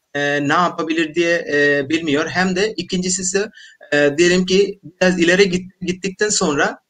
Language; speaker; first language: Turkish; non-native, learner; Bangla